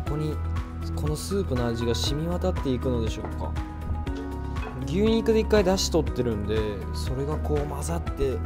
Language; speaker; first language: Japanese; native; Japanese